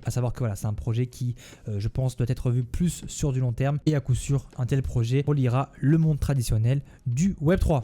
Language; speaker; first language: French; native; French